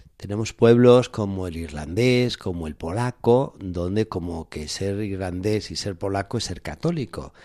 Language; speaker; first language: Spanish; native; Spanish